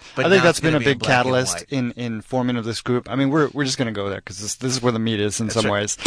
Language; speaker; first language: English; native; English